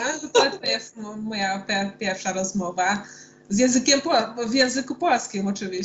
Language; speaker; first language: Polish; non-native, fluent; Hungarian